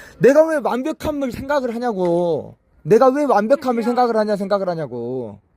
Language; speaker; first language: Korean; native; Korean